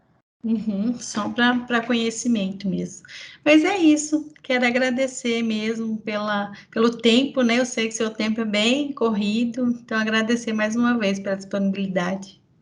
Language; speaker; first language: Portuguese; native; Portuguese